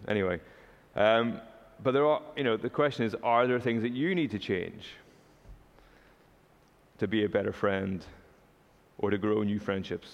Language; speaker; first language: English; native; English